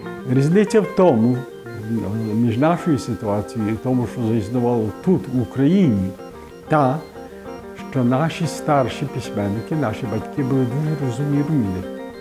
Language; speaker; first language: Ukrainian; early bilingual, heritage; Ukrainian